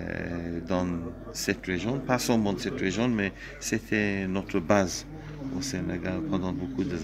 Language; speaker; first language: French; non-native, learner; Hebrew